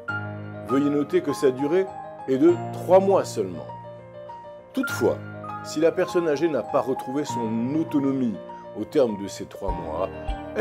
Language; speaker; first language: French; native; French